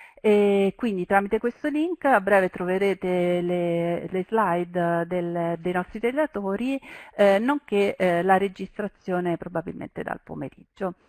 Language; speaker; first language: Italian; native; Italian